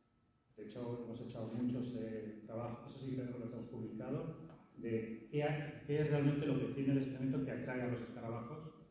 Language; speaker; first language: Spanish; native; Spanish